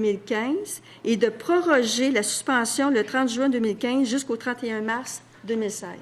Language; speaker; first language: French; native; French